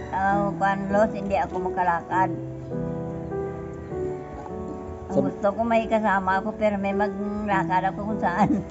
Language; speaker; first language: Filipino; non-native, local second language; Hiligaynon